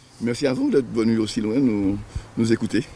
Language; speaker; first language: French; native; French